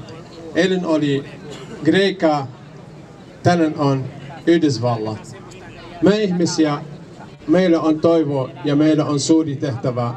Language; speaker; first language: Finnish; non-native, learner; Kurdish